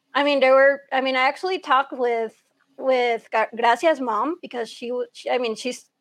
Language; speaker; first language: English; early bilingual, other home language; Spanish